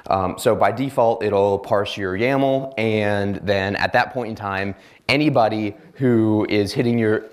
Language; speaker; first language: English; native; English